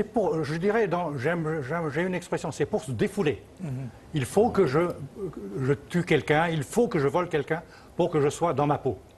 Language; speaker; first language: French; early bilingual, other home language; Chinese